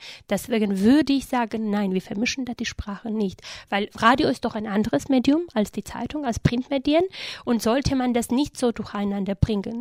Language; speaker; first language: German; non-native, fluent; Georgian